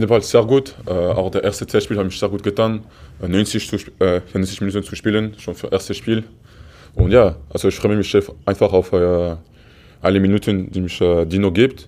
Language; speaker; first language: German; non-native, fluent; Portuguese